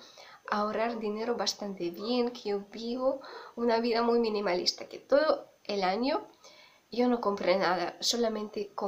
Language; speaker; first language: Spanish; non-native, fluent; Russian